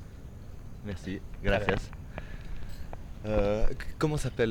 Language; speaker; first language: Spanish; non-native, learner; French